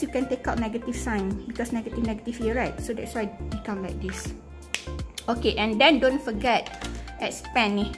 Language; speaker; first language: English; non-native, local second language; Malay